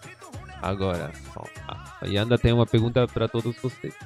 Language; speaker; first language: Portuguese; non-native, fluent; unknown